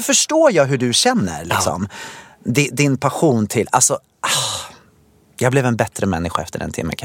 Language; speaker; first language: Swedish; native; Swedish